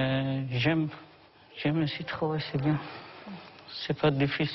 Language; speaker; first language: French; non-native, learner; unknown